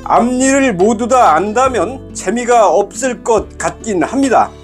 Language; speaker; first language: Korean; native; Korean